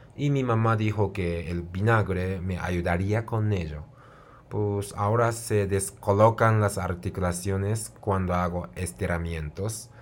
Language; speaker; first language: Spanish; non-native, fluent; Japanese